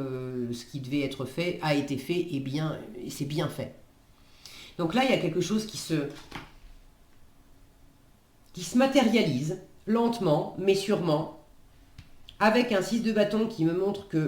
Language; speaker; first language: French; native; French